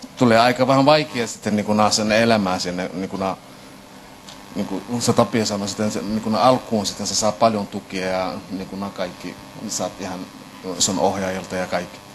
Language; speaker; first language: Finnish; non-native, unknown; Somali